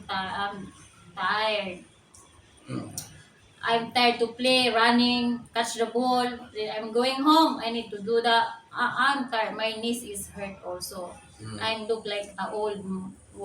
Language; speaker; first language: English; non-native, local second language; Cebuano